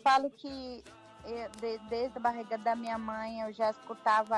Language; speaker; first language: Portuguese; non-native, local second language; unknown